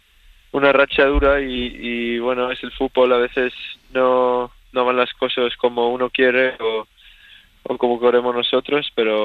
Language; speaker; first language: Spanish; early bilingual, other home language; Swedish